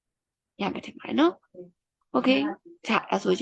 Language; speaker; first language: Japanese; non-native, fluent; Burmese